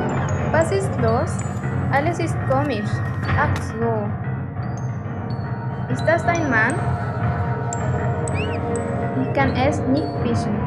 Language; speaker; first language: German; non-native, learner; Spanish